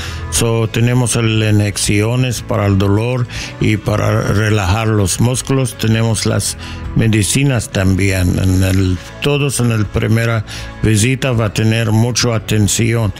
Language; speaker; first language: Spanish; non-native, learner; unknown